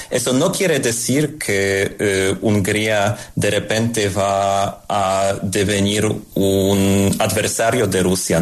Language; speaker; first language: Spanish; non-native, fluent; Polish